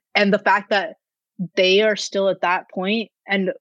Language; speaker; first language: English; native; English